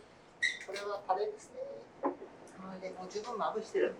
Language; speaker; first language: Japanese; native; Japanese